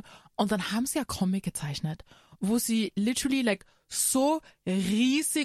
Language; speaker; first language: German; native; German